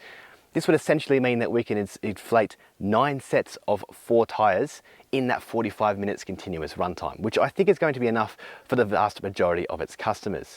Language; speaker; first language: English; native; English